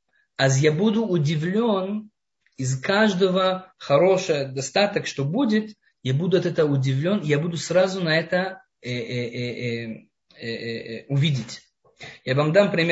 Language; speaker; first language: Russian; non-native, fluent; Hebrew